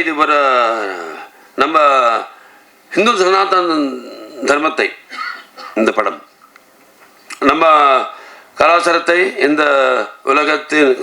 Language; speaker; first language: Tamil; non-native, learner; Telugu